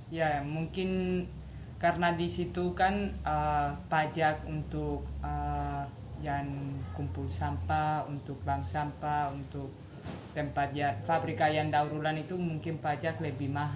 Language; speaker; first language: Indonesian; non-native, fluent; Spanish